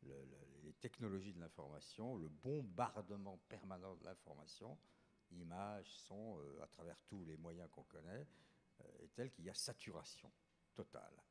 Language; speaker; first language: French; native; French